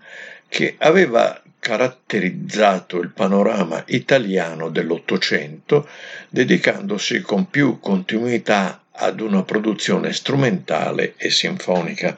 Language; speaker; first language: Italian; native; Italian